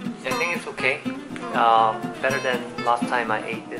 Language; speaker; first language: English; non-native, fluent; Korean